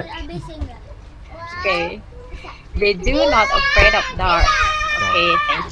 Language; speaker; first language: English; non-native, learner; Indonesian